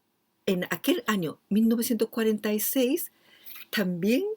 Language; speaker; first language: Spanish; non-native, fluent; Japanese